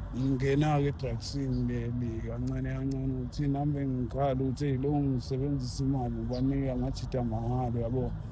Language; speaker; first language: Zulu; native; Zulu